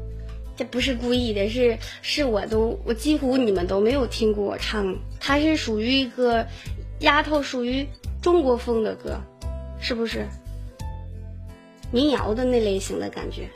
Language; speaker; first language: Chinese; native; Chinese